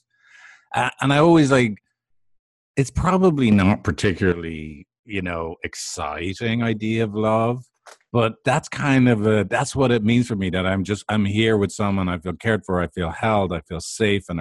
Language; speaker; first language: English; native; English